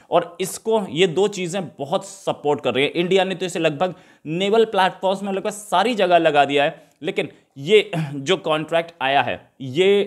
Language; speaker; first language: Hindi; native; Hindi